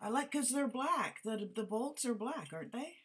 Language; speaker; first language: English; native; English